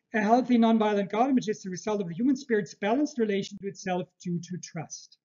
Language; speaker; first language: English; early bilingual, other home language; Turkish